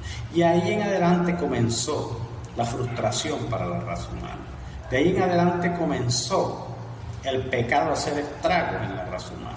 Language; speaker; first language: Spanish; native; Spanish